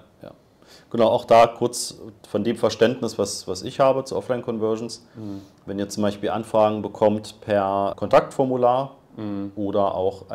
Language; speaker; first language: German; native; German